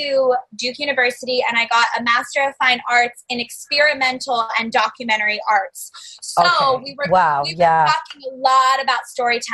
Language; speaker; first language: English; native; English